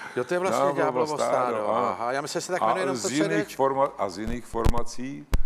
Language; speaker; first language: Czech; native; Czech